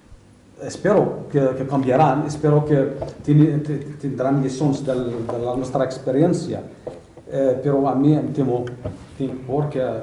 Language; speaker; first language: Catalan; non-native, learner; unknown